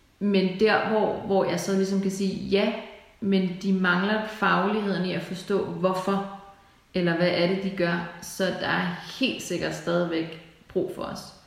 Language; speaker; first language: Danish; native; Danish